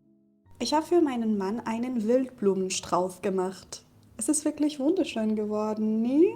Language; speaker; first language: German; non-native, fluent; Persian